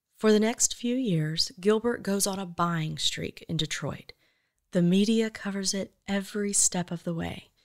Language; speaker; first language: English; native; English